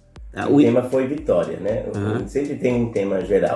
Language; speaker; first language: Portuguese; non-native, fluent; Spanish